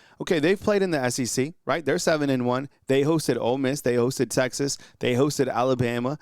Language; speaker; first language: English; native; English